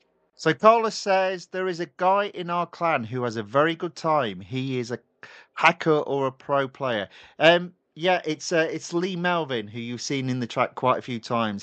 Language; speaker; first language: English; native; English